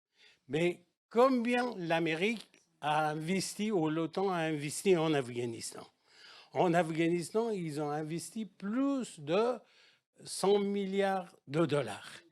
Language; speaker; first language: French; non-native, fluent; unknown